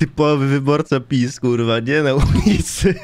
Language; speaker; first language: Polish; native; Polish